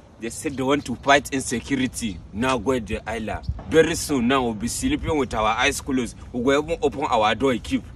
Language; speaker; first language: Nigerian Pidgin; non-native, local second language; Hausa